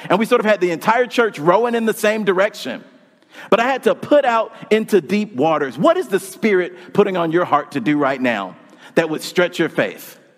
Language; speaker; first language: English; native; English